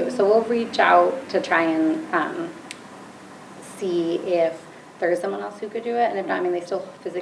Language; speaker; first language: English; native; English